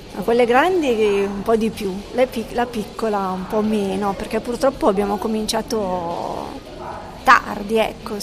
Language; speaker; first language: Italian; native; Italian